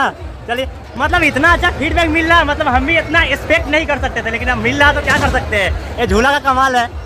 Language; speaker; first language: Hindi; native; Hindi